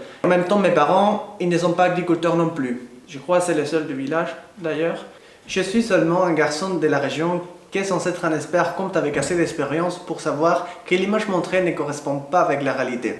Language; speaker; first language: French; non-native, fluent; Spanish